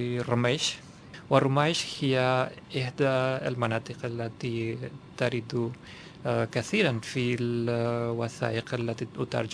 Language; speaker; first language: Arabic; non-native, fluent; Spanish